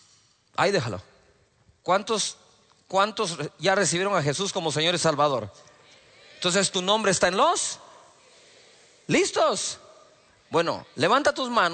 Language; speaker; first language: Spanish; native; Spanish